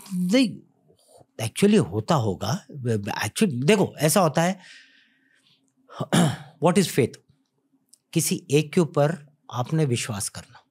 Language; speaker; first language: Hindi; native; Hindi